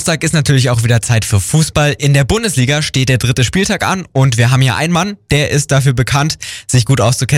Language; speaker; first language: German; native; German